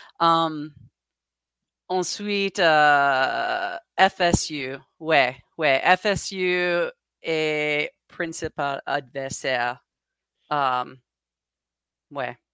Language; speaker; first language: French; non-native, learner; English